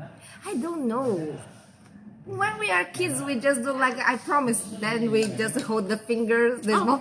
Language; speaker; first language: English; non-native, fluent; Portuguese